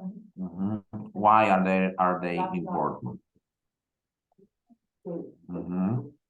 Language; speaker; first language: English; non-native, fluent; Spanish